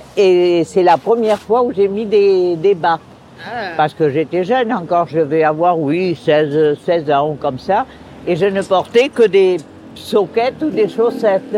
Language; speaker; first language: French; early bilingual, other home language; Spanish